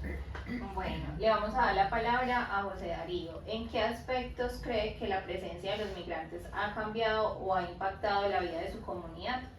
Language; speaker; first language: Spanish; native; Spanish